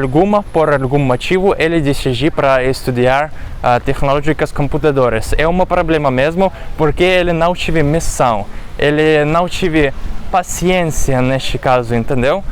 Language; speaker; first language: Portuguese; non-native, fluent; Russian